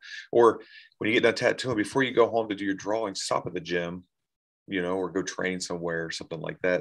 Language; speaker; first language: English; native; English